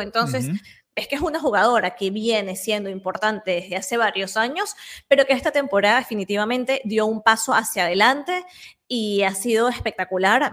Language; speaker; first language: Spanish; native; Spanish